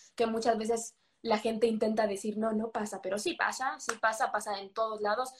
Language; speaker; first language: Spanish; native; Spanish